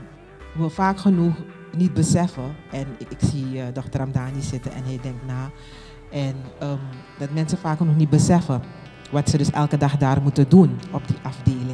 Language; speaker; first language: Dutch; native; Dutch